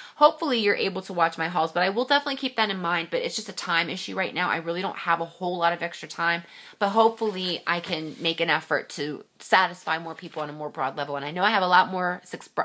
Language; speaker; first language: English; native; English